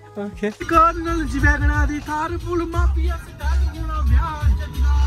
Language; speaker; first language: Hindi; native; Hindi